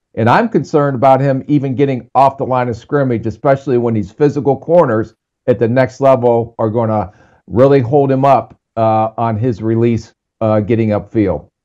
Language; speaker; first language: English; native; English